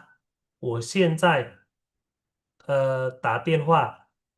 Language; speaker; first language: Chinese; non-native, fluent; Indonesian